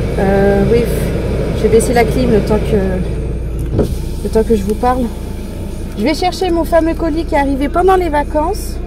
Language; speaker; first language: French; native; French